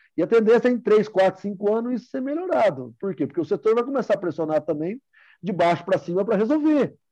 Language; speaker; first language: Portuguese; native; Portuguese